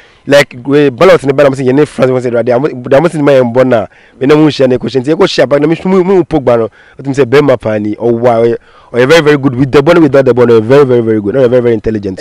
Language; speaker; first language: English; non-native, local second language; Akan